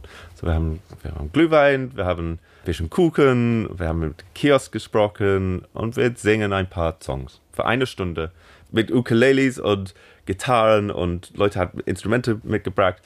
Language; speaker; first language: German; non-native, fluent; English